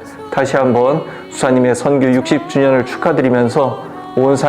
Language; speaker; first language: Korean; native; Korean